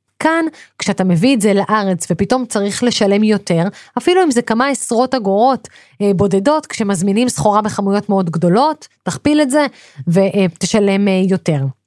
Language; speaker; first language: Hebrew; native; Hebrew